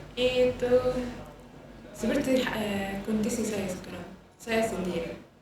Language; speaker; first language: Indonesian; non-native, learner; Arabic